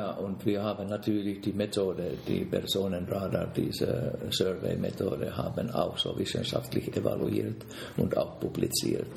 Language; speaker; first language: German; non-native, fluent; Finnish